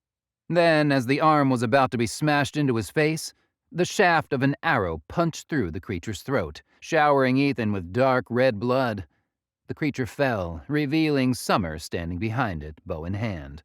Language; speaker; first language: English; native; English